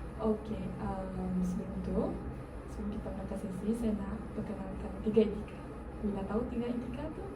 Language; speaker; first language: Malay; non-native, local second language; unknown